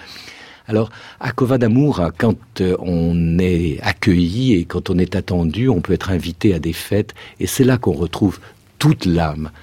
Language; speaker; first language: French; native; French